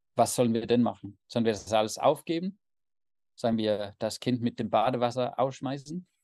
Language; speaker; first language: German; non-native, fluent; Danish